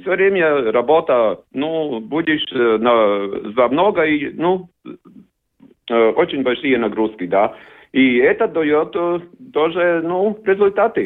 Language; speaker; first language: Russian; non-native, learner; Latvian